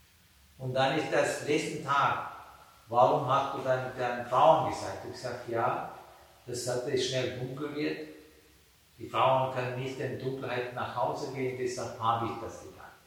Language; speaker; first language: German; non-native, fluent; Sinhala